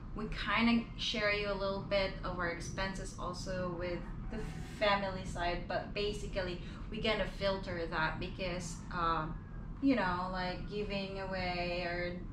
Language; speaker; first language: English; non-native, local second language; Cebuano